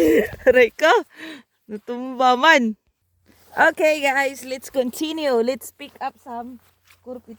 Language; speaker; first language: English; non-native, local second language; Cebuano